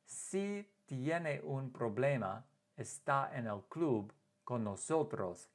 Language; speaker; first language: Spanish; non-native, fluent; English